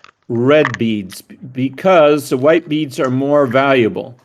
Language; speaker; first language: English; native; English